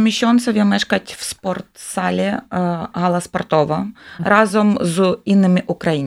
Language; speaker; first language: Ukrainian; non-native, local second language; Russian